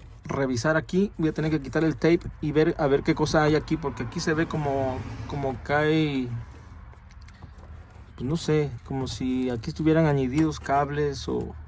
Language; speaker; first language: Spanish; native; Spanish